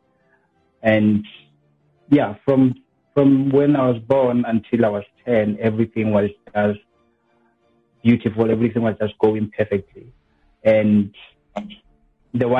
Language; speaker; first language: English; non-native, local second language; Southern Sotho